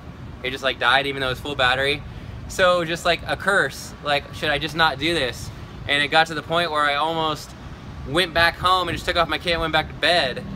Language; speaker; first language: English; native; English